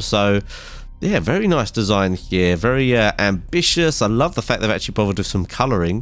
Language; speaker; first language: English; native; English